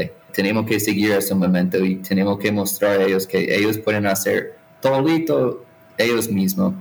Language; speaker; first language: Spanish; non-native, fluent; English